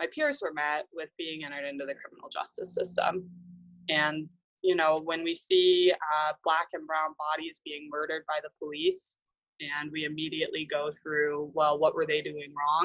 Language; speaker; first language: English; native; English